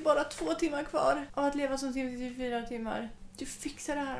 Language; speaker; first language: Swedish; native; Swedish